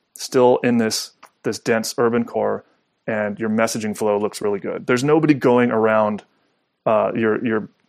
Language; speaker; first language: English; native; English